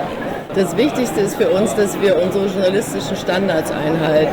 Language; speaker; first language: German; native; German